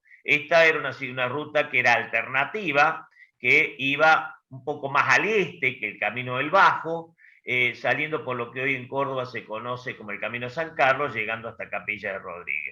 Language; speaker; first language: Spanish; native; Spanish